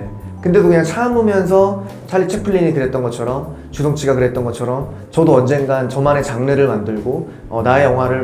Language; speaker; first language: Korean; native; Korean